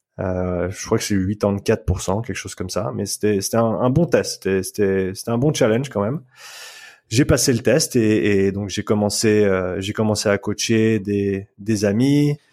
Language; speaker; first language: French; native; French